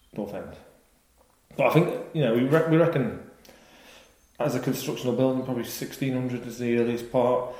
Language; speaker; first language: English; native; English